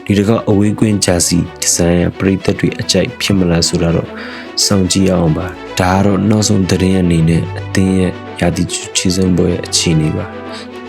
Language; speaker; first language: Burmese; native; Burmese